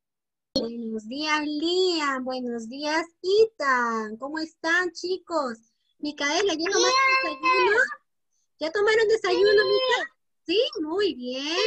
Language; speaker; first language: Spanish; native; Spanish